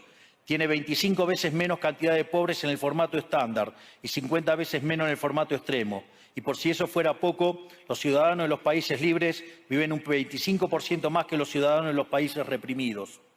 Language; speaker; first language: Spanish; native; Spanish